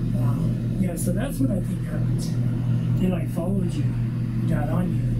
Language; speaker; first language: English; native; English